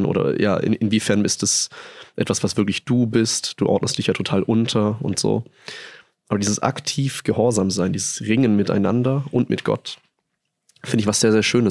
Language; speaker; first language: German; native; German